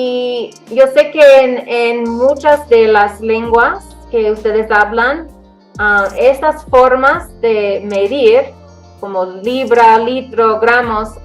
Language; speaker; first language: Spanish; non-native, fluent; English